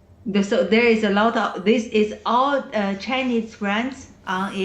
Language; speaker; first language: English; non-native, learner; Chinese